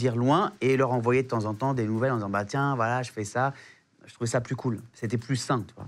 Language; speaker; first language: French; native; French